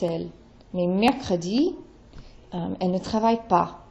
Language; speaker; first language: French; non-native, fluent; English